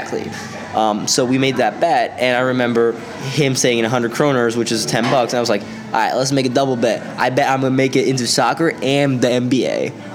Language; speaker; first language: English; non-native, fluent; Swedish